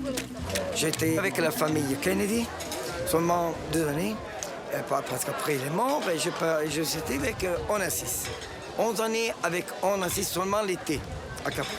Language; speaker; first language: French; non-native, learner; Italian